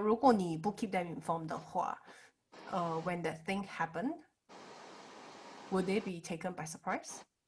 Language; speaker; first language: English; non-native, local second language; Chinese